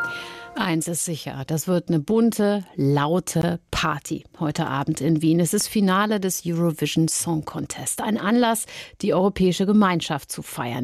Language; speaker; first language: German; native; German